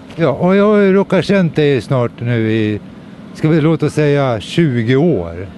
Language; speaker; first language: Swedish; native; Swedish